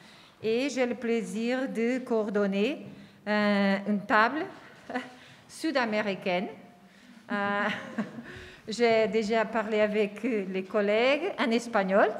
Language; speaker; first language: French; non-native, fluent; Portuguese